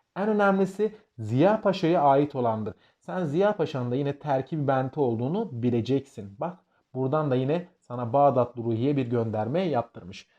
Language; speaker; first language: Turkish; native; Turkish